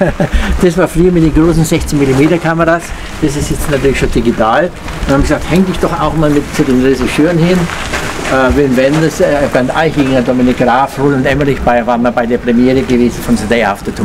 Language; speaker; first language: German; native; German